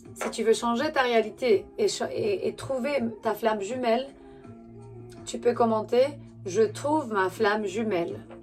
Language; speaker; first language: French; non-native, fluent; Romanian